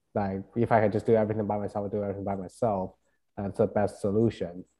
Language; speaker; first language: English; non-native, fluent; Chinese